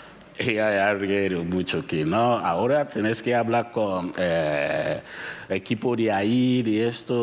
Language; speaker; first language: Spanish; non-native, learner; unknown